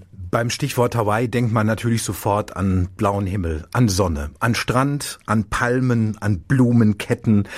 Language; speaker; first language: German; native; German